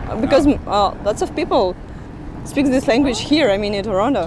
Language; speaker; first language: English; non-native, learner; Russian